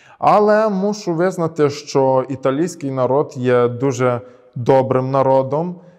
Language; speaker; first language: Ukrainian; early bilingual, heritage; Ukrainian